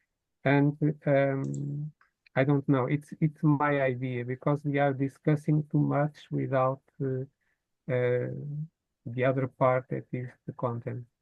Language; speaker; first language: English; non-native, fluent; Portuguese